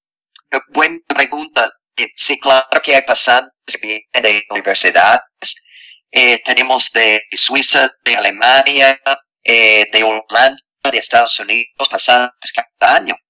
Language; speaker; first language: Spanish; non-native, fluent; English